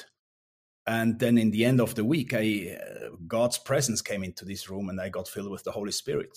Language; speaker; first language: English; non-native, fluent; Swiss German